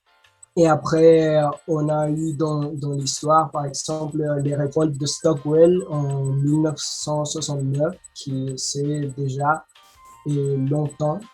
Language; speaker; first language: French; non-native, learner; Spanish